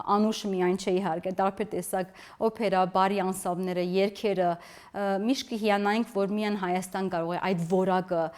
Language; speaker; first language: Armenian; early bilingual, heritage; Armenian